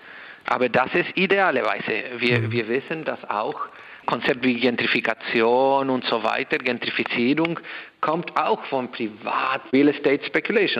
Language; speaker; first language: German; non-native, learner; Spanish